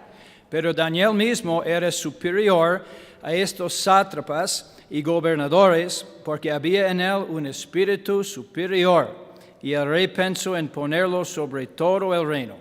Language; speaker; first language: Spanish; non-native, learner; English